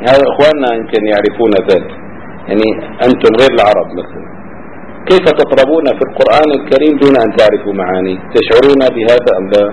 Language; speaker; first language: Arabic; native; Arabic